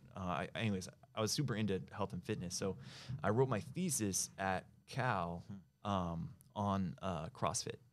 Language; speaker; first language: English; native; English